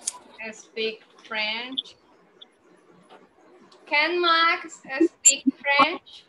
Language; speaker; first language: English; non-native, fluent; Spanish